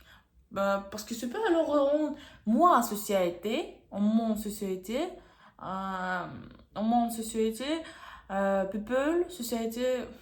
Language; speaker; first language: French; non-native, learner; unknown